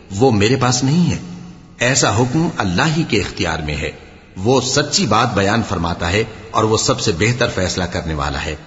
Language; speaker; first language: Urdu; native; Urdu